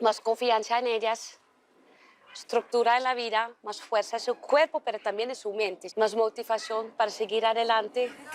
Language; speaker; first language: Spanish; early bilingual, heritage; Dutch